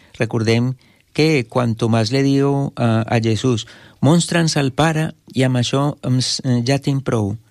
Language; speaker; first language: Catalan; non-native, fluent; Spanish